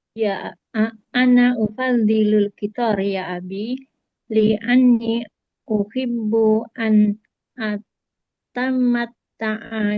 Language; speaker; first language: Arabic; non-native, learner; Indonesian